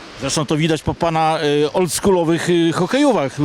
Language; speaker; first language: Polish; native; Polish